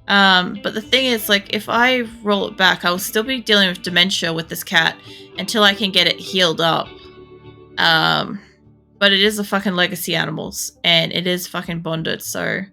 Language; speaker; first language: English; native; English